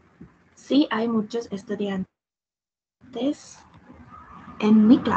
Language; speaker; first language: Spanish; non-native, learner; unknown